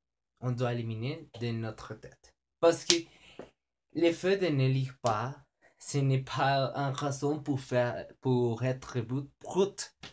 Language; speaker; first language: French; non-native, learner; Spanish